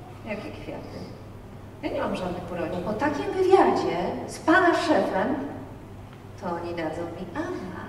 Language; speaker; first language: Polish; native; Polish